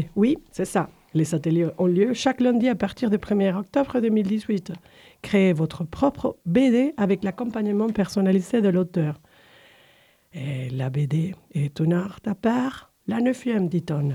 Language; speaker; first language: French; native; French